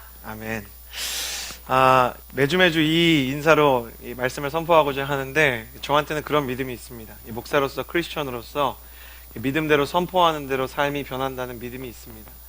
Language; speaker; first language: Korean; native; Korean